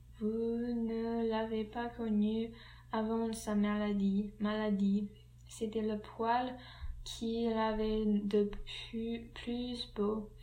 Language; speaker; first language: French; non-native, learner; English